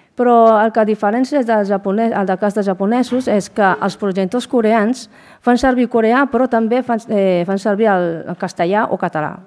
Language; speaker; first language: Catalan; non-native, fluent; Japanese